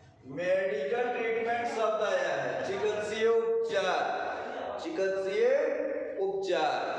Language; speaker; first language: Hindi; native; Hindi